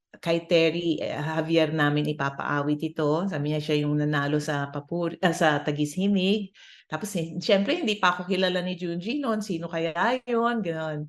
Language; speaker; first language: Filipino; native; Filipino